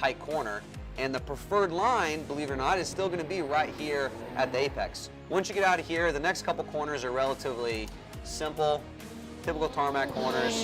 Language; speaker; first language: English; native; English